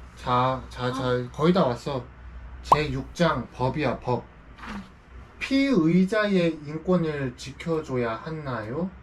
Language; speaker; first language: Korean; native; Korean